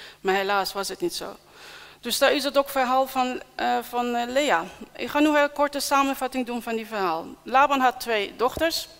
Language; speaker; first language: Dutch; non-native, fluent; Persian